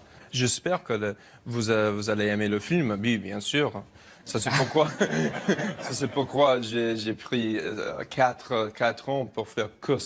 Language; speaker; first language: French; non-native, fluent; English